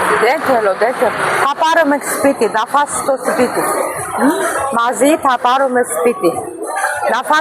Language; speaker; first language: Greek; non-native, learner; Armenian